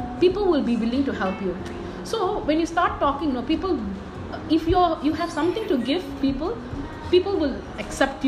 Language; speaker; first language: English; non-native, local second language; Tamil